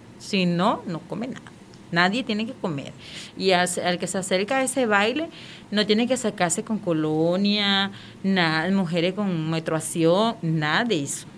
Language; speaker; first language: Spanish; non-native, local second language; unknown